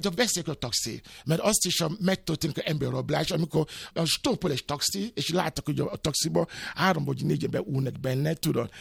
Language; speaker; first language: Hungarian; non-native, fluent; Yoruba